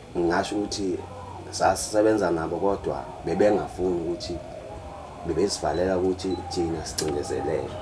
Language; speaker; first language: Zulu; native; Zulu